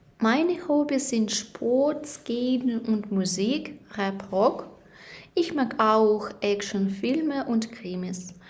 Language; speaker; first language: German; non-native, fluent; Ukrainian